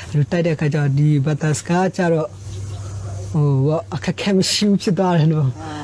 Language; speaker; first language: Burmese; non-native, local second language; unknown